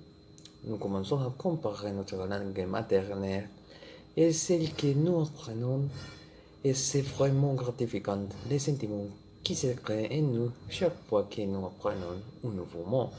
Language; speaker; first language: French; non-native, learner; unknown